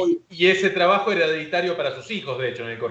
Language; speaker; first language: Spanish; native; Spanish